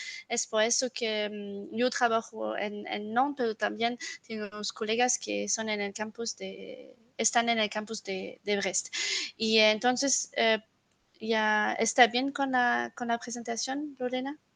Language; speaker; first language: Spanish; non-native, fluent; French